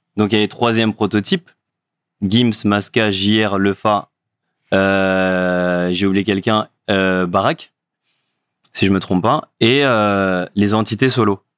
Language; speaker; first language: French; early bilingual, other home language; Fula